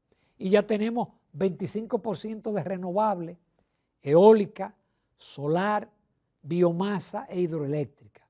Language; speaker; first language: Spanish; native; Spanish